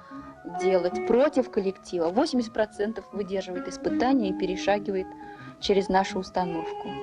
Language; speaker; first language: Russian; native; Russian